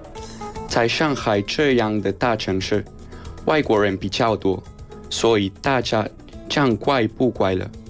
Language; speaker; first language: Chinese; non-native, fluent; Spanish